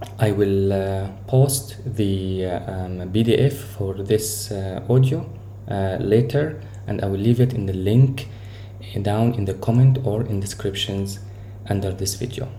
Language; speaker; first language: English; non-native, fluent; Arabic